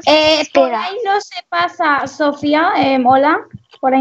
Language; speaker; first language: Spanish; native; Spanish